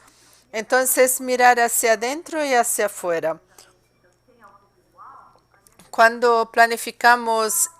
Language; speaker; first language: Spanish; non-native, fluent; Portuguese